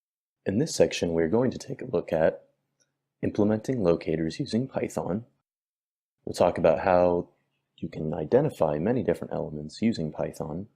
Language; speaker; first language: English; native; English